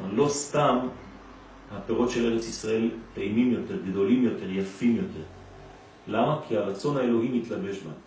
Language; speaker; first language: Hebrew; non-native, fluent; French